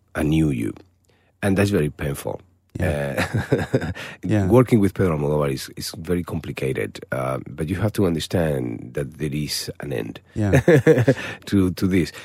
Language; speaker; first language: English; non-native, fluent; Spanish